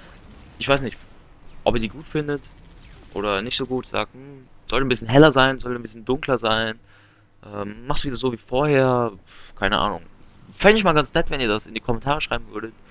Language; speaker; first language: German; native; German